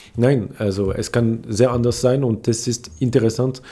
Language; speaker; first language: German; non-native, fluent; French